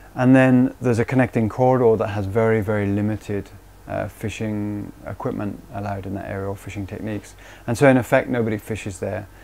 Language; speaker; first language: English; native; English